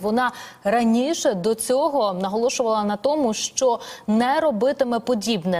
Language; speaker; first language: Ukrainian; native; Ukrainian